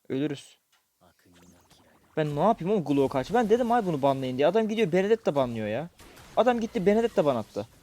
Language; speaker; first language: Turkish; native; Turkish